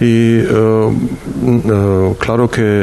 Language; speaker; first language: Spanish; non-native, learner; Romanian